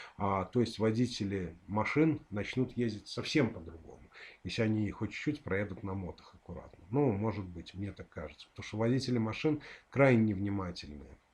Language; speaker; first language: Russian; native; Russian